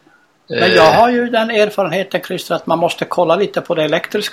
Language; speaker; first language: Swedish; native; Swedish